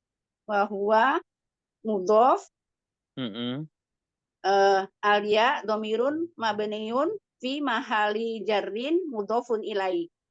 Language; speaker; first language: Arabic; non-native, learner; Indonesian